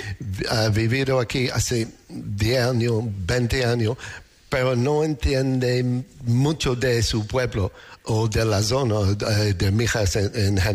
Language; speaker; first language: Spanish; non-native, learner; English